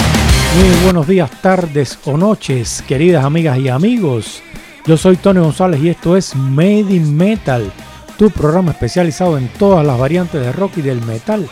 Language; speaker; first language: Spanish; native; Spanish